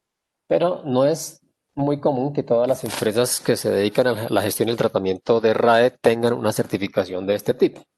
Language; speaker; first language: Spanish; native; Spanish